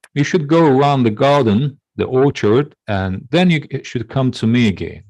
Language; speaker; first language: English; non-native, fluent; Azerbaijani